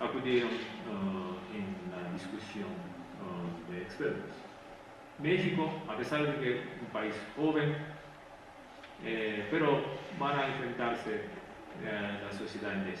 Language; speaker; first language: Spanish; non-native, fluent; Japanese